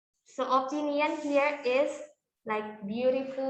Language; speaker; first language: English; non-native, fluent; Indonesian